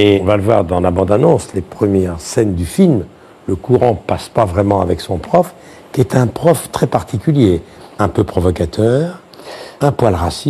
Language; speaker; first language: French; native; French